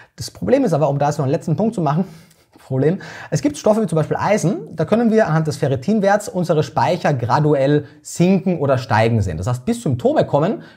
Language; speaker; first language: German; native; German